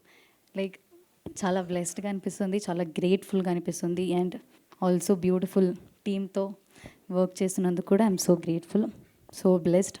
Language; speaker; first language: Telugu; non-native, learner; Malayalam